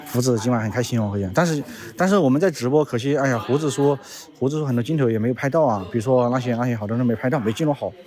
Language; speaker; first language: Chinese; native; Chinese